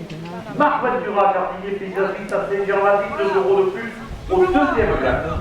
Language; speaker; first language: French; native; French